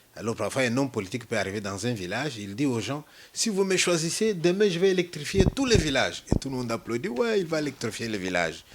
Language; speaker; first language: French; non-native, local second language; Luba-Lulua